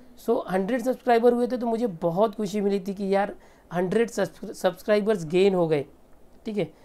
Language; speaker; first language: Hindi; native; Hindi